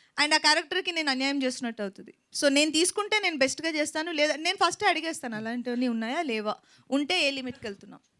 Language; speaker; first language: Telugu; native; Telugu